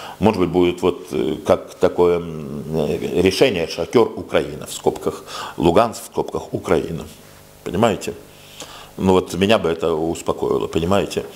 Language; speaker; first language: Russian; native; Russian